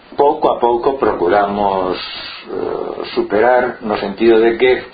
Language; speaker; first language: Galician; non-native, local second language; Spanish